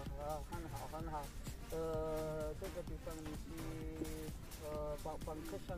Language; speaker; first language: Chinese; non-native, learner; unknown